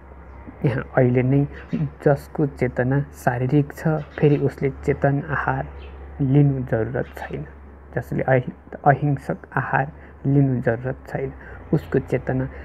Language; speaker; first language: Nepali; native; Nepali